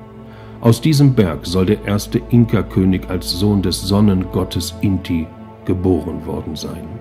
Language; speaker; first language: German; native; German